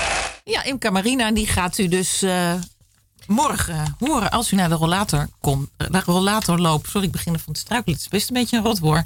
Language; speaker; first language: Dutch; native; Dutch